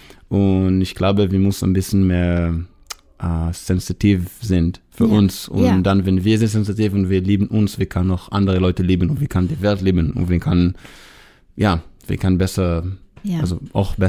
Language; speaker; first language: German; non-native, learner; Hebrew